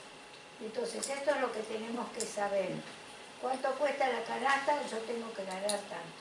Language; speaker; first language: Spanish; native; Spanish